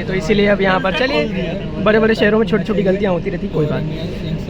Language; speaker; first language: Hindi; native; Hindi